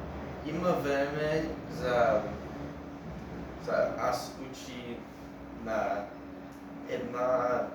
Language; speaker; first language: Bulgarian; non-native, learner; English